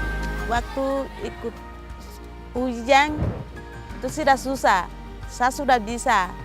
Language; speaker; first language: Indonesian; non-native, learner; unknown